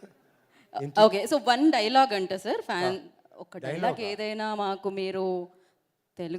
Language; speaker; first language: Telugu; native; Telugu